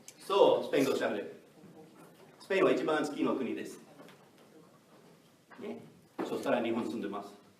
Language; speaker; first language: Japanese; non-native, learner; English